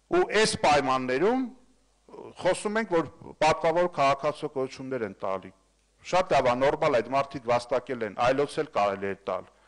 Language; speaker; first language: Armenian; native; Armenian